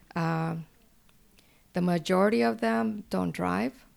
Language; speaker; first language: English; early bilingual, other home language; Spanish